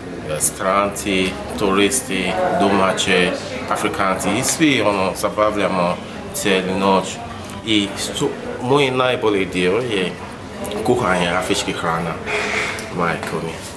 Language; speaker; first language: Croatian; non-native, learner; Yoruba